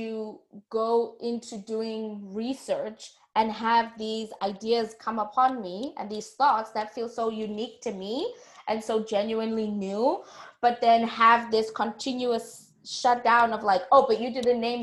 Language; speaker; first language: English; non-native, local second language; Tswana